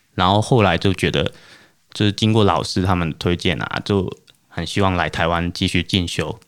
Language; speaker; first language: Chinese; non-native, fluent; Cantonese